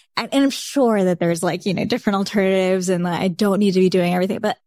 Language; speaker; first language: English; early bilingual, other home language; Bangla